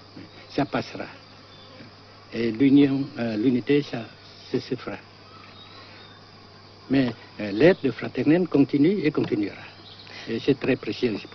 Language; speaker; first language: French; non-native, local second language; Vietnamese